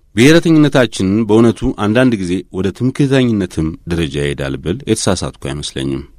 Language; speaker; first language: Amharic; native; Amharic